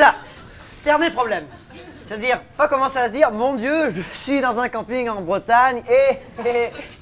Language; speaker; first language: French; native; French